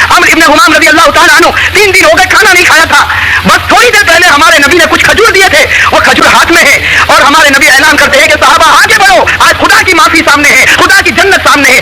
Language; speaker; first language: Urdu; native; Urdu